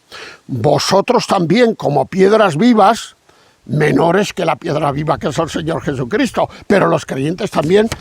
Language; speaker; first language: Spanish; native; Spanish